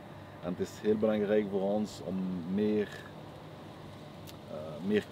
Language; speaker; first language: Dutch; non-native, local second language; French